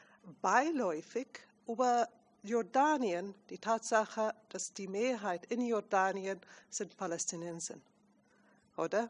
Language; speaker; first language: German; non-native, fluent; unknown